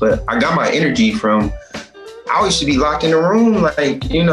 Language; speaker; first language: English; native; English